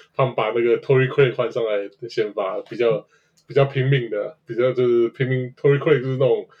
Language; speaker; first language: Chinese; native; Chinese